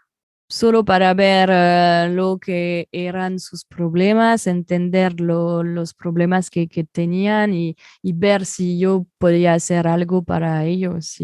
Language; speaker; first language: Spanish; non-native, fluent; French